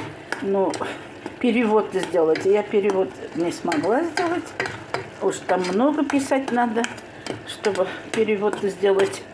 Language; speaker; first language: Russian; non-native, local second language; Tatar